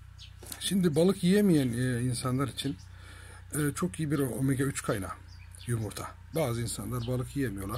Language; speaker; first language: Turkish; native; Turkish